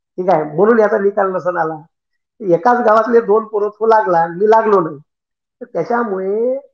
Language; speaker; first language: Marathi; native; Marathi